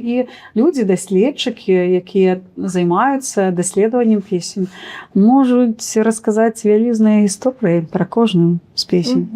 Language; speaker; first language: Belarusian; native; Belarusian